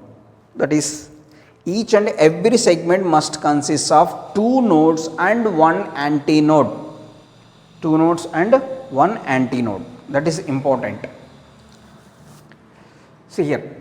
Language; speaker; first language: English; non-native, local second language; Telugu